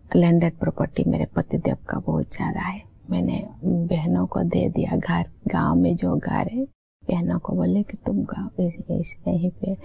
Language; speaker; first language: Hindi; non-native, local second language; Santali